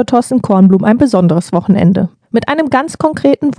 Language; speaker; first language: German; native; German